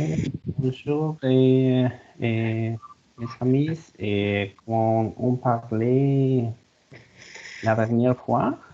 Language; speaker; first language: French; non-native, learner; Spanish